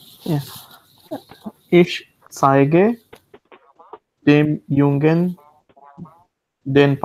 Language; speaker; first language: German; non-native, learner; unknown